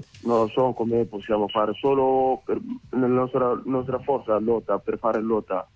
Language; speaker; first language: Italian; non-native, learner; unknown